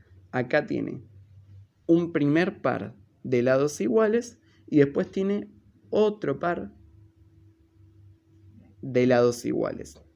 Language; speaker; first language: Spanish; native; Spanish